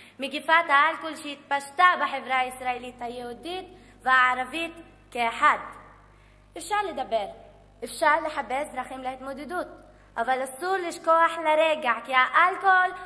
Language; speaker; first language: Hebrew; non-native, local second language; Arabic